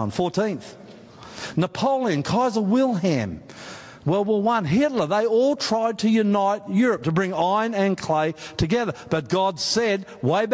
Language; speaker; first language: English; native; English